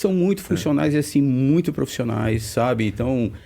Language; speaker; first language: Portuguese; native; Portuguese